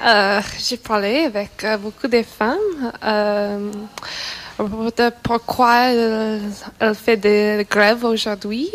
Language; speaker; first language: French; non-native, learner; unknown